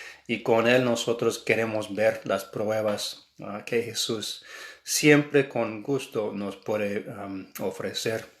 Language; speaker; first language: Spanish; non-native, fluent; English